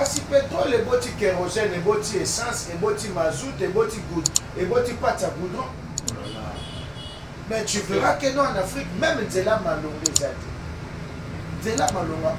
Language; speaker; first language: French; non-native, local second language; Lingala